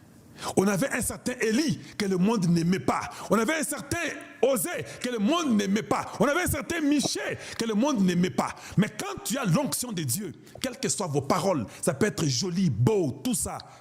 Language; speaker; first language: French; non-native, local second language; Lingala